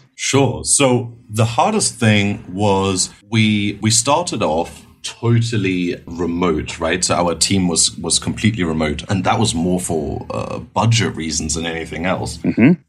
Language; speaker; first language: English; non-native, fluent; German